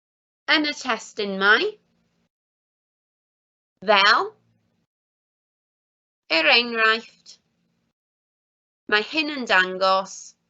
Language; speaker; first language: Welsh; non-native, fluent; English